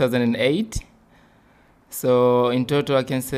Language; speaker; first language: English; non-native, local second language; Swahili